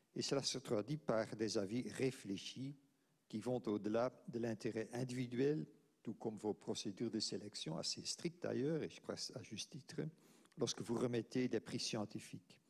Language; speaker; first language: French; non-native, local second language; Dutch